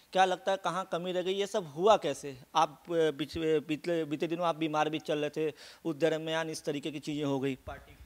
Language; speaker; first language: Hindi; native; Hindi